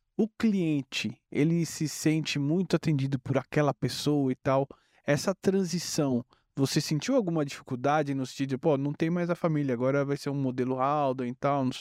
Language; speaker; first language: Portuguese; native; Portuguese